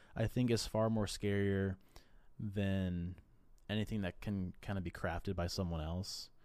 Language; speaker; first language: English; native; English